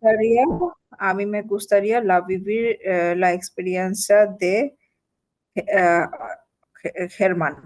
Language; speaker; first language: Spanish; non-native, learner; Bangla